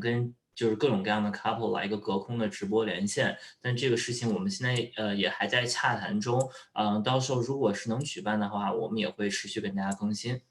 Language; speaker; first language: Chinese; native; Chinese